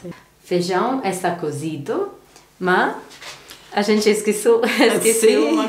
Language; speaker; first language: Portuguese; non-native, learner; Croatian